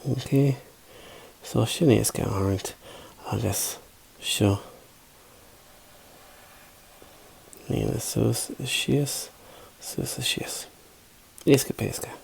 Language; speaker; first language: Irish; non-native, local second language; English